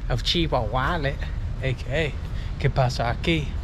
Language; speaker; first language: Spanish; non-native, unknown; English